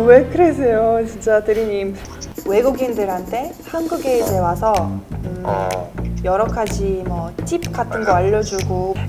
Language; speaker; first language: Korean; non-native, fluent; Russian